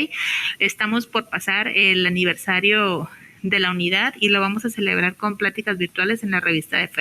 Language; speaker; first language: Spanish; native; Spanish